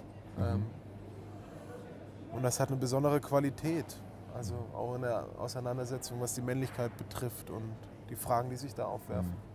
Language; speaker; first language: German; native; German